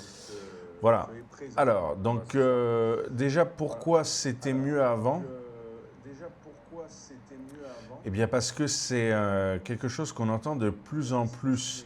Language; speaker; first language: French; native; French